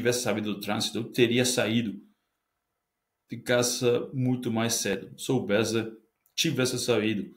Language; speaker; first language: Portuguese; non-native, learner; Spanish